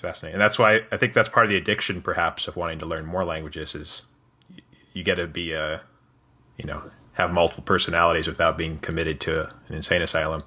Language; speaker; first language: English; native; English